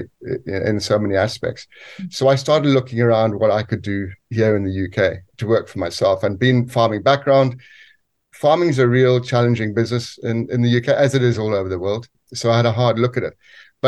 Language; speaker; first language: English; native; English